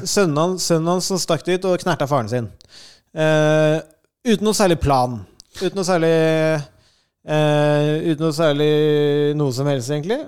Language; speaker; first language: Norwegian; native; Norwegian